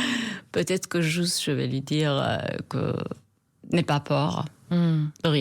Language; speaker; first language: French; non-native, fluent; Persian